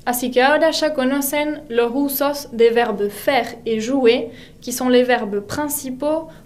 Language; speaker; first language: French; non-native, fluent; Spanish